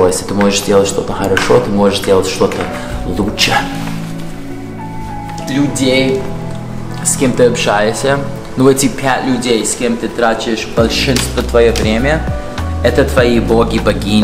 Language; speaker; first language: Russian; non-native, fluent; English